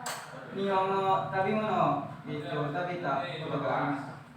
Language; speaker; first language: Japanese; non-native, fluent; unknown